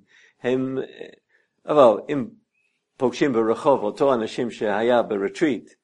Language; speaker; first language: Hebrew; non-native, fluent; English